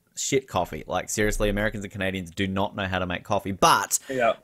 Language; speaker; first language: English; native; English